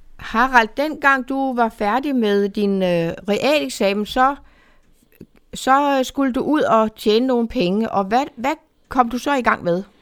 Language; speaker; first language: Danish; native; Danish